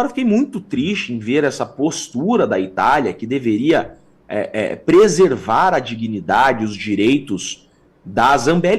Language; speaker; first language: Portuguese; native; Portuguese